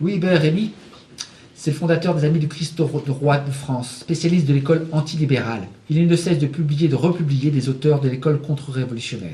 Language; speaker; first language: French; native; French